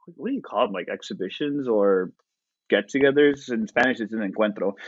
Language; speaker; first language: English; early bilingual, other home language; Spanish